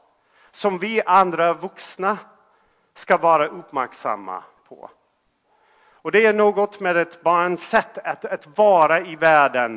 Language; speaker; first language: Swedish; non-native, fluent; English